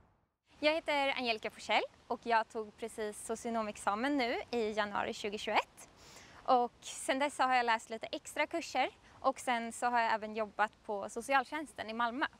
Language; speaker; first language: Swedish; native; Swedish